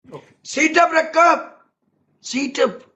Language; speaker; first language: Arabic; non-native, learner; Punjabi